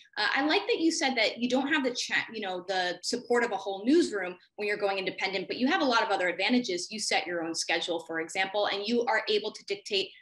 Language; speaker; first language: English; native; English